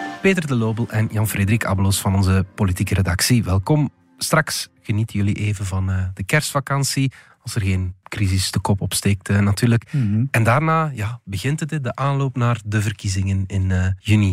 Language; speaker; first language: Dutch; native; Dutch